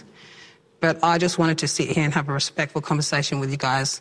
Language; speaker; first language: English; native; English